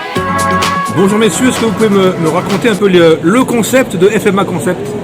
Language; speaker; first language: French; native; French